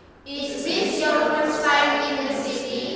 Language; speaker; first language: English; non-native, learner; Indonesian